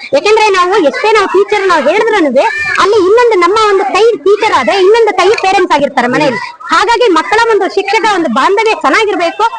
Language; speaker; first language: Kannada; native; Kannada